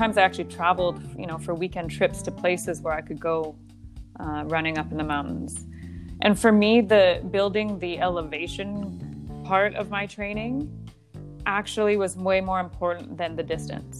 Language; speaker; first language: English; native; English